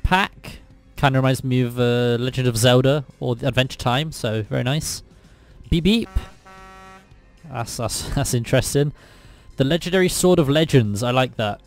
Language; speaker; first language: English; native; English